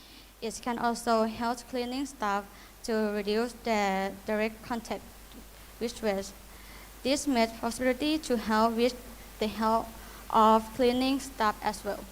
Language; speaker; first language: English; non-native, learner; Thai